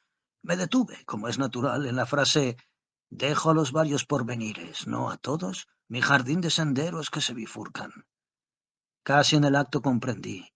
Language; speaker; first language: Spanish; native; Spanish